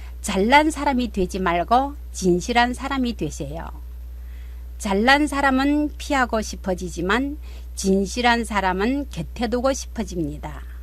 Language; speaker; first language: Korean; native; Korean